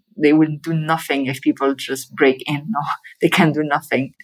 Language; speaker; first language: English; non-native, fluent; French